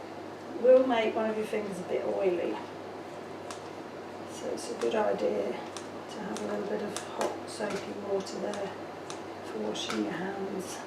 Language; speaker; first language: English; native; English